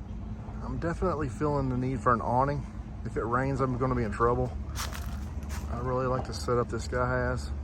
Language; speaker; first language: English; native; English